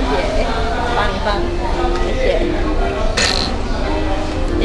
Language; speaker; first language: Chinese; native; Chinese